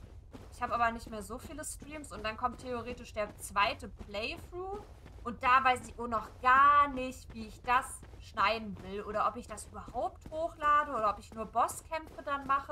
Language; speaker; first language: German; native; German